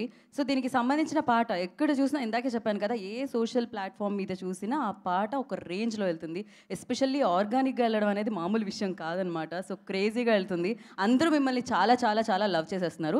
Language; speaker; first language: Telugu; native; Telugu